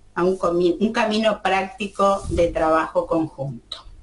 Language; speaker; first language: Spanish; native; Spanish